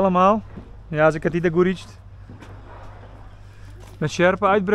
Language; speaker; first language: Dutch; native; Dutch